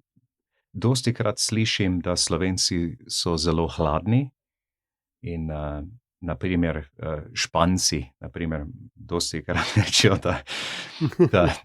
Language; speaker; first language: Slovenian; non-native, fluent; English